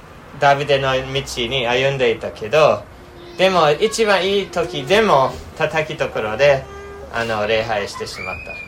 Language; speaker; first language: Japanese; non-native, fluent; English